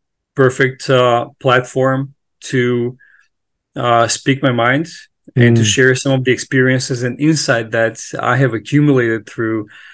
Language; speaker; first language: English; non-native, fluent; Macedonian